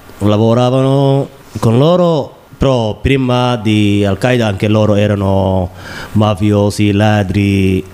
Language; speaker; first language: Italian; non-native, learner; Somali